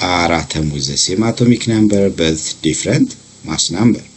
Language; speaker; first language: English; non-native, local second language; Amharic